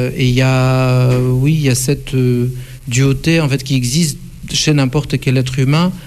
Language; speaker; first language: French; non-native, fluent; Russian